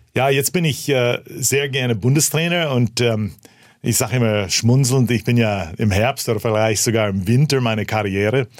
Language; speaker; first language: German; early bilingual, heritage; German